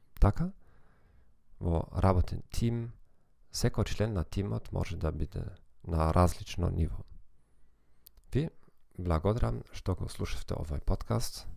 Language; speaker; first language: Macedonian; non-native, fluent; German